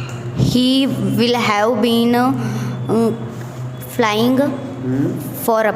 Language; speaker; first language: English; non-native, learner; Hindi